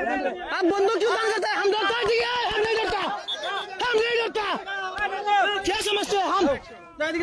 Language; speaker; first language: Hindi; non-native, learner; Bangla